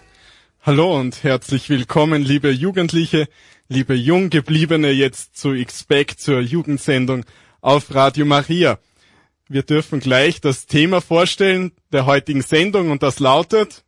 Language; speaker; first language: German; native; German